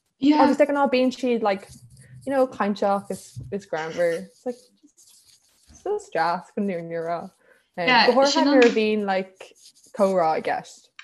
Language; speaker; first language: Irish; non-native, local second language; English